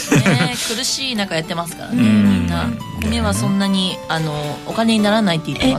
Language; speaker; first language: Japanese; native; Japanese